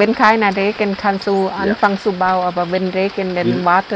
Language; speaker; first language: German; non-native, learner; Thai